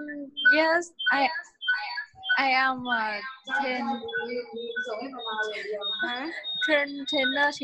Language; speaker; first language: English; non-native, learner; Thai